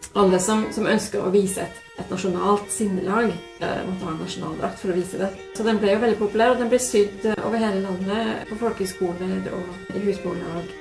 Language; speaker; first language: Norwegian; native; Norwegian